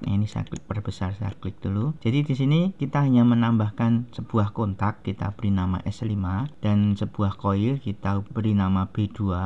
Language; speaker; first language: Indonesian; native; Indonesian